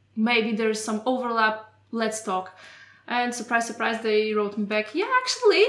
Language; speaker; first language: English; non-native, fluent; Polish